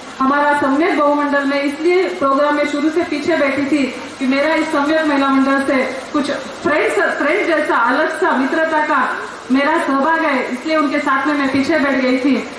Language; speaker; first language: Hindi; non-native, local second language; Marathi